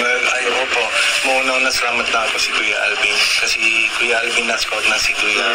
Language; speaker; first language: Filipino; non-native, learner; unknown